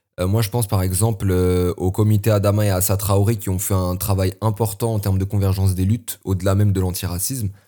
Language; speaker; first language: French; native; French